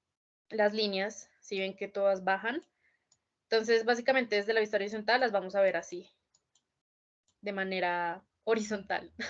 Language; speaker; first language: Spanish; native; Spanish